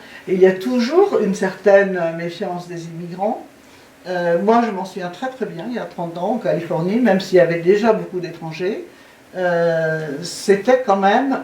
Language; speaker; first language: French; native; French